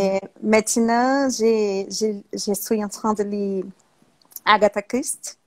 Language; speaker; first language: French; non-native, learner; Portuguese